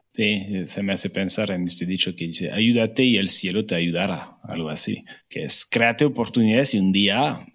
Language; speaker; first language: Spanish; non-native, fluent; French